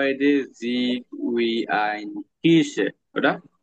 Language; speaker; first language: German; non-native, learner; Bangla